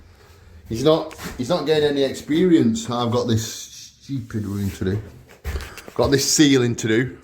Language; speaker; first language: English; native; English